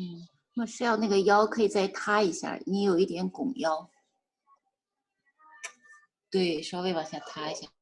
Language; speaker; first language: Chinese; native; Chinese